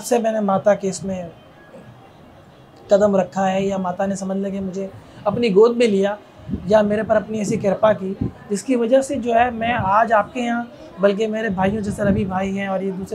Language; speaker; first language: Urdu; non-native, local second language; Gujarati